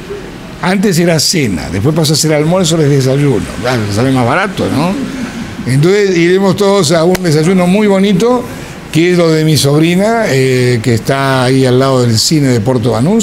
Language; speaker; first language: Spanish; native; Spanish